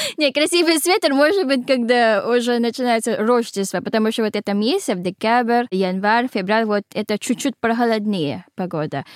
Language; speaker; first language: Russian; non-native, learner; Filipino